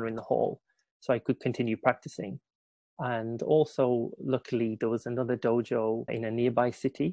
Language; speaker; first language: English; native; English